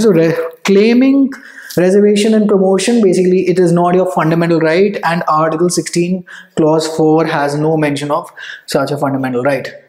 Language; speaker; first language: English; non-native, local second language; Hindi